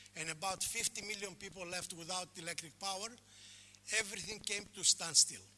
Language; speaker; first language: English; non-native, fluent; Greek